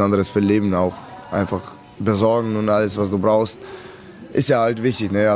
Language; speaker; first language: German; non-native, fluent; Serbian